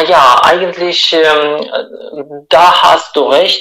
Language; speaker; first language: German; non-native, fluent; Russian